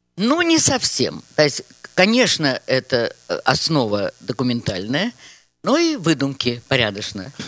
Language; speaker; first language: Russian; native; Russian